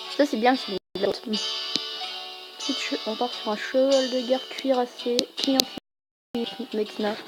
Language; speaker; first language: French; native; French